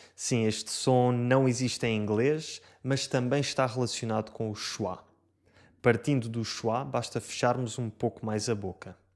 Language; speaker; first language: Portuguese; native; Portuguese